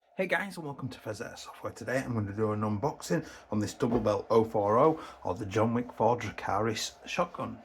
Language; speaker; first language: English; native; English